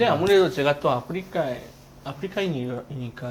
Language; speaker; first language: Korean; non-native, fluent; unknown